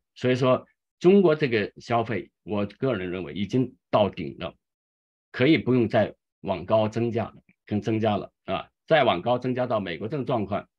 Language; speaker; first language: Chinese; native; Chinese